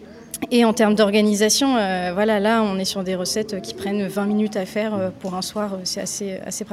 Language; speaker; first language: French; native; French